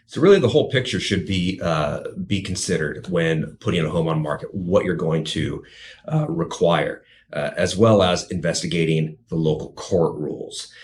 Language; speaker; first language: English; native; English